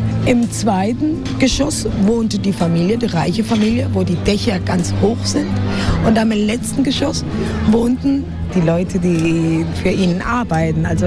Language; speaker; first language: German; non-native, fluent; Spanish